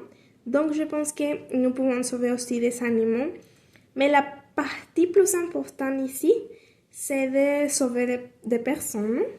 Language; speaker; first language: French; non-native, learner; Spanish